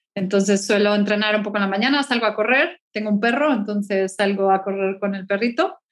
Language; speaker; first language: Spanish; native; Spanish